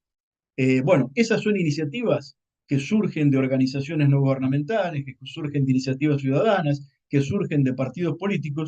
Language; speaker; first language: Spanish; native; Spanish